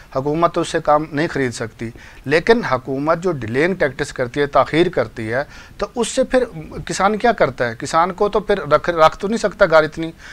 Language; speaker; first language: Urdu; non-native, local second language; Punjabi